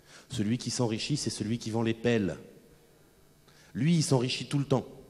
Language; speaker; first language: French; native; French